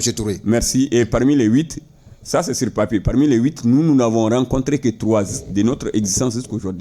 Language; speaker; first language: French; non-native, local second language; Bambara